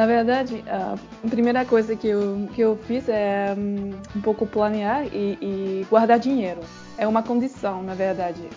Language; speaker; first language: Portuguese; non-native, fluent; French